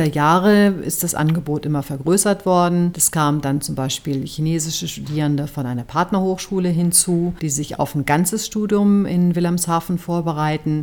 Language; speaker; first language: German; native; German